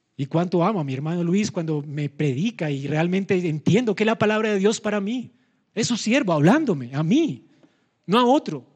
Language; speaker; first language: Spanish; native; Spanish